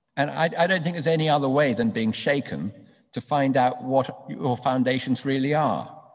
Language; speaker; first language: English; native; English